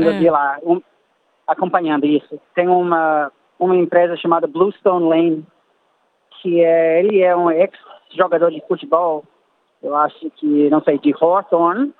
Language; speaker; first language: Portuguese; non-native, fluent; English